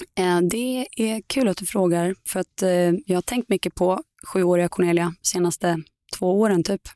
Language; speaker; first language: Swedish; native; Swedish